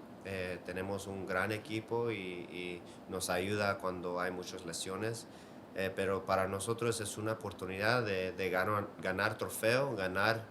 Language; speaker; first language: Spanish; early bilingual, heritage; English